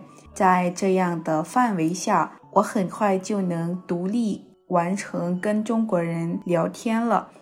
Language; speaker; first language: Chinese; non-native, fluent; Thai